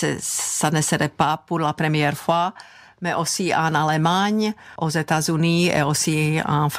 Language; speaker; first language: French; non-native, fluent; Czech